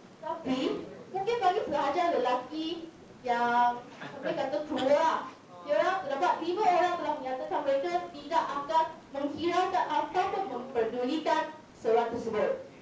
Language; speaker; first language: Malay; non-native, local second language; Chinese